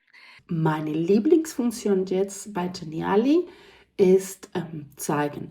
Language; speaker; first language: German; non-native, fluent; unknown